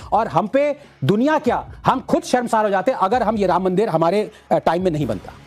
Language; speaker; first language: Hindi; non-native, local second language; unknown